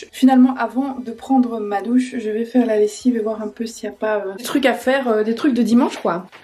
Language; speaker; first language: French; native; French